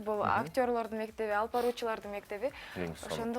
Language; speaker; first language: Kyrgyz; non-native, local second language; Uyghur